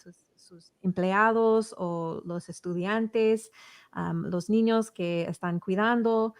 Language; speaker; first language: Spanish; early bilingual, heritage; English